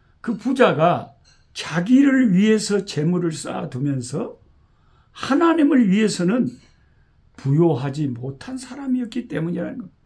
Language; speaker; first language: Korean; native; Korean